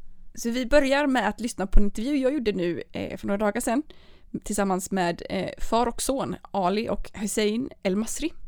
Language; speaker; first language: Swedish; native; Swedish